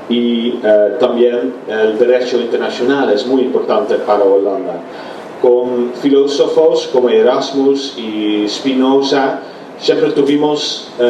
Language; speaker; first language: Spanish; non-native, fluent; Dutch